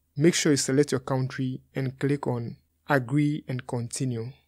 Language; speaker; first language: English; non-native, local second language; Akan